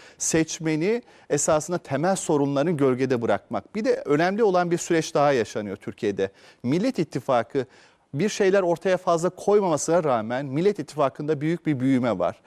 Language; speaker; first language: Turkish; native; Turkish